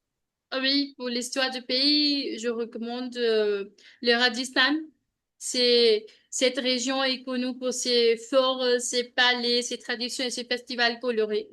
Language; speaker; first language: French; non-native, learner; Hindi